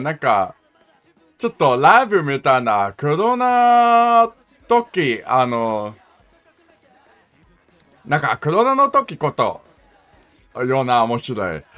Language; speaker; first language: Japanese; non-native, learner; English